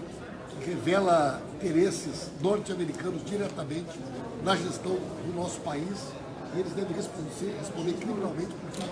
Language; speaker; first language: Portuguese; native; Portuguese